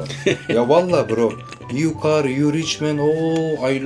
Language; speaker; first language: English; non-native, learner; Turkish